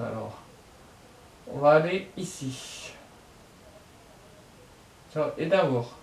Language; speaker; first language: French; native; French